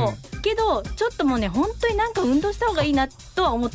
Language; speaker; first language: Japanese; native; Japanese